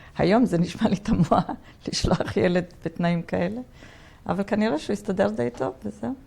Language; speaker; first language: Hebrew; early bilingual, other home language; Polish